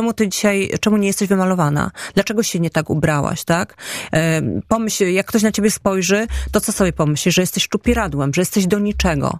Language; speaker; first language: Polish; native; Polish